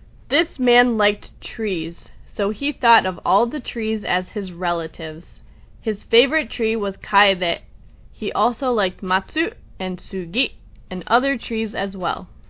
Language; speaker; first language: English; native; English